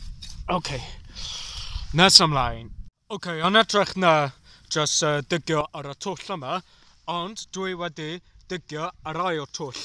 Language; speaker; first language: Welsh; non-native, learner; English